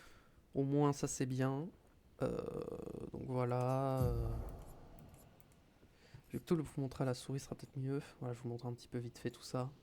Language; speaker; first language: French; native; French